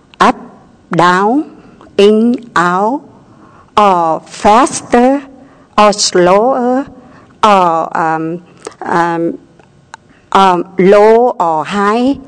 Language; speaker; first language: English; non-native, learner; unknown